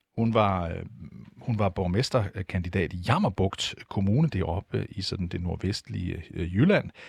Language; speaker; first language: Danish; native; Danish